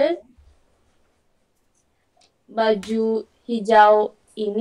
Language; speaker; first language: Korean; non-native, learner; Indonesian